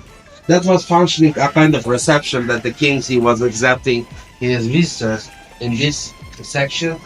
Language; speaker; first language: English; non-native, fluent; Turkish